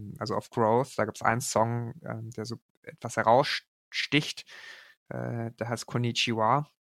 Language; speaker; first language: German; native; German